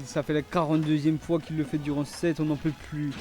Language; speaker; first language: French; native; French